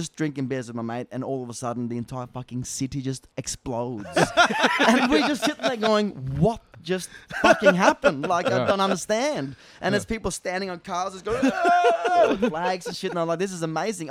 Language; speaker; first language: English; non-native, fluent; Norwegian